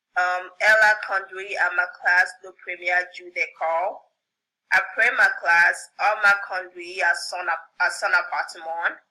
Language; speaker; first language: French; non-native, learner; English